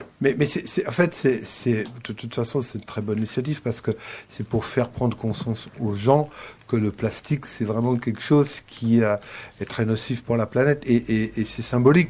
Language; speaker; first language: French; native; French